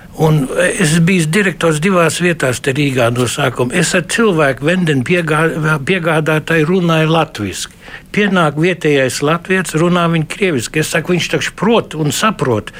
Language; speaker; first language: Latvian; early bilingual, heritage; Latvian